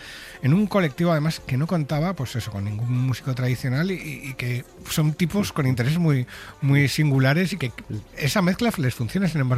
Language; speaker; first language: Spanish; native; Spanish